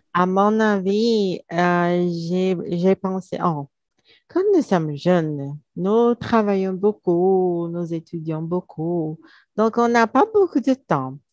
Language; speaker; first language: French; non-native, learner; Portuguese